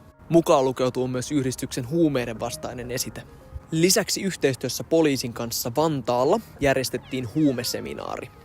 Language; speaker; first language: Finnish; native; Finnish